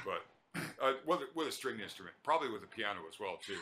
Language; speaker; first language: English; native; English